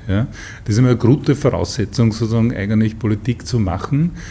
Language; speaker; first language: German; native; German